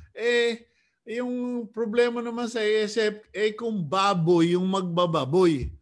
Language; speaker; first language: Filipino; native; Filipino